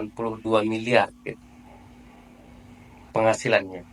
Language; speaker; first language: Indonesian; native; Indonesian